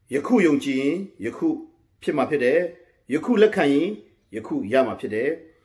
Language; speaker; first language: Burmese; non-native, local second language; Kachin